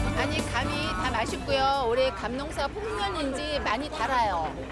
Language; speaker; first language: Korean; non-native, fluent; Vietnamese